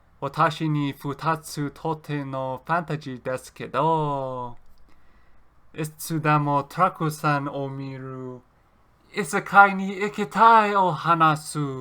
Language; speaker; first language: Japanese; non-native, learner; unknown